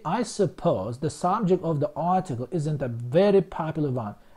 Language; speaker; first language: English; non-native, fluent; Azerbaijani